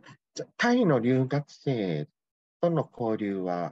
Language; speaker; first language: Japanese; non-native, fluent; Thai